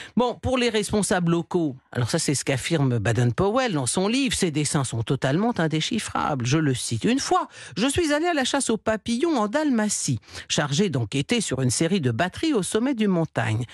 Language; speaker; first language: French; native; French